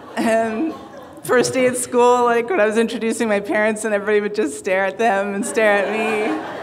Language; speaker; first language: English; native; English